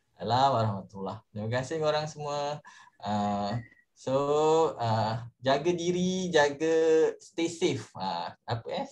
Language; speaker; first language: Malay; native; Malay